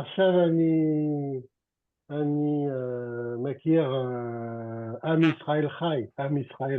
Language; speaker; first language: Hebrew; non-native, learner; French